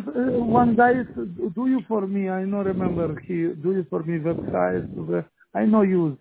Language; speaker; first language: English; non-native, learner; Romanian